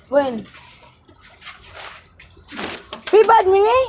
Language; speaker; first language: Arabic; non-native, learner; Cebuano